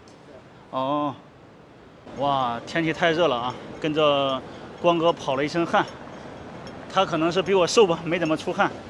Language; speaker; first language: Chinese; native; Chinese